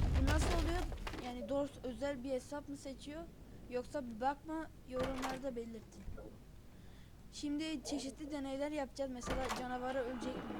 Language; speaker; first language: Turkish; native; Turkish